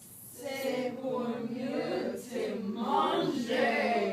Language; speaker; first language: French; non-native, learner; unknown